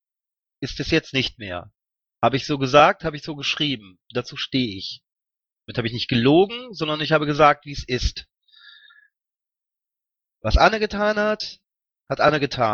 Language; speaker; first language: German; native; German